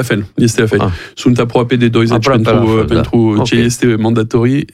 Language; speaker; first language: Romanian; non-native, learner; French